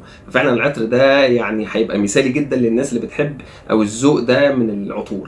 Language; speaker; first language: Arabic; native; Arabic